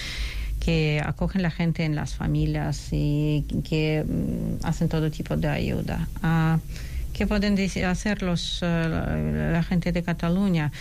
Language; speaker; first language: Spanish; non-native, fluent; Ukrainian